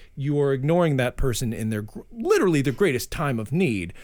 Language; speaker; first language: English; native; English